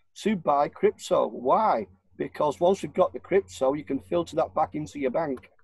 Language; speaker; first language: English; native; English